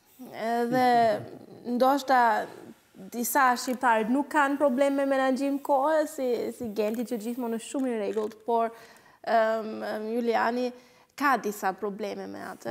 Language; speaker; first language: Albanian; non-native, fluent; German